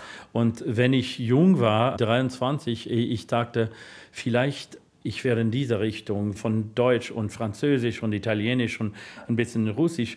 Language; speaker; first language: German; non-native, learner; English